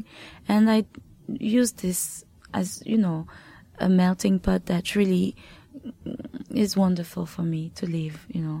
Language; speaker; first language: English; non-native, fluent; French